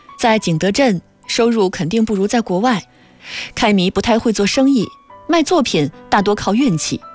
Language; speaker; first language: Chinese; native; Chinese